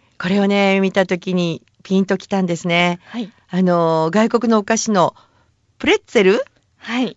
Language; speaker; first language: Japanese; native; Japanese